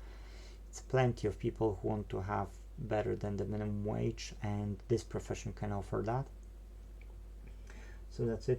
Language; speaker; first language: English; non-native, fluent; Polish